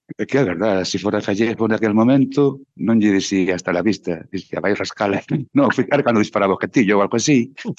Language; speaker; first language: Galician; native; Galician